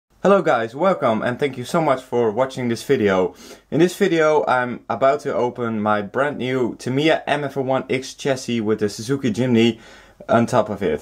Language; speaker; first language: English; non-native, fluent; Dutch